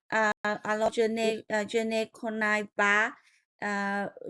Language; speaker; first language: French; non-native, learner; Vietnamese